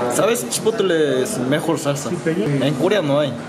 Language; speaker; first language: Spanish; non-native, learner; Korean